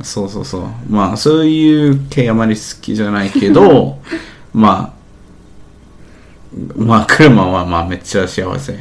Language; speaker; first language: Japanese; non-native, learner; English